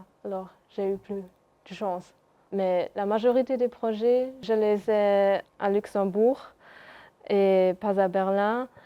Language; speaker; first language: French; non-native, local second language; Luxembourgish